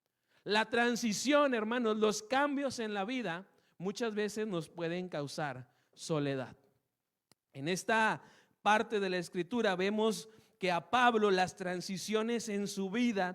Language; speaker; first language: Spanish; native; Spanish